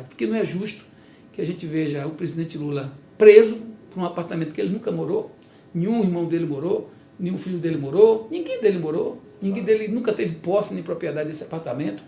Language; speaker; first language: Portuguese; native; Portuguese